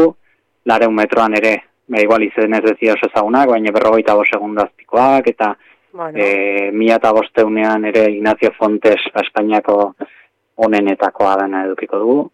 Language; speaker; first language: Basque; native; Basque